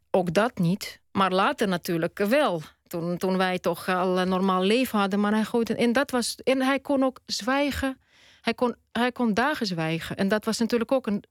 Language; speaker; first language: Dutch; non-native, fluent; Russian